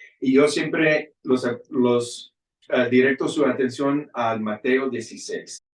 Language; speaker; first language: Spanish; early bilingual, heritage; English